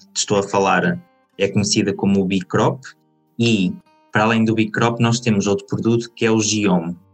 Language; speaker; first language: Portuguese; native; Portuguese